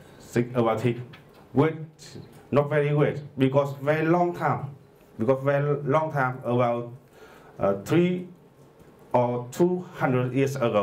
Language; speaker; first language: English; non-native, learner; Vietnamese